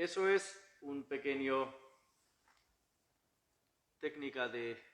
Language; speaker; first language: Spanish; non-native, learner; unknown